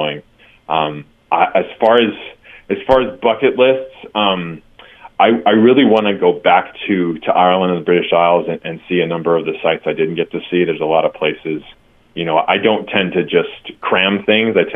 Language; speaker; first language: English; native; English